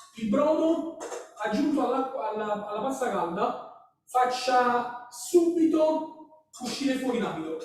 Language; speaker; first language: Italian; native; Italian